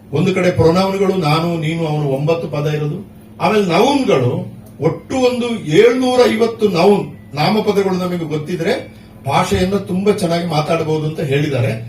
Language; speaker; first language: Kannada; non-native, local second language; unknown